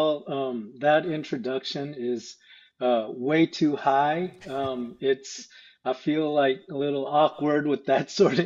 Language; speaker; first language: English; early bilingual, other home language; Korean